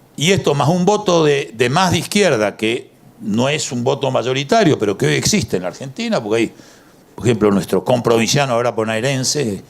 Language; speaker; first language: Spanish; native; Spanish